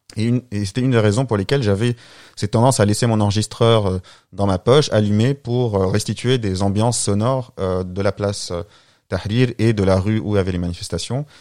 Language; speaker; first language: French; non-native, fluent; Arabic